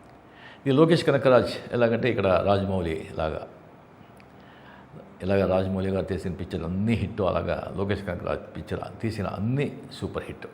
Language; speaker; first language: Telugu; non-native, fluent; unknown